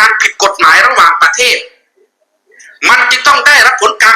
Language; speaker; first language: Thai; native; Thai